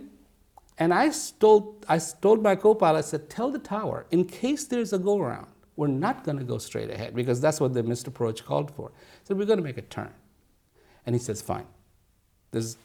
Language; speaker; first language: English; non-native, local second language; Hindi